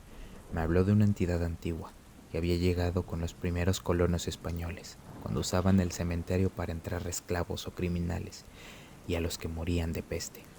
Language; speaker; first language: Spanish; native; Spanish